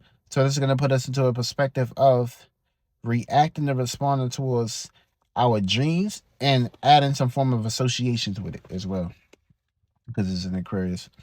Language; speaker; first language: English; native; English